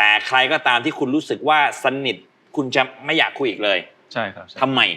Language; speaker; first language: Thai; native; Thai